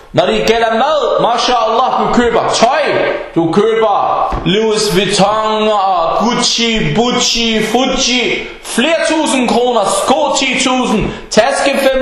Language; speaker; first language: Danish; early bilingual, other home language; Arabic